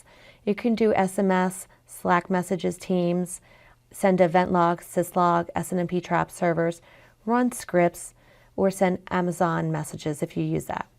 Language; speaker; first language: English; native; English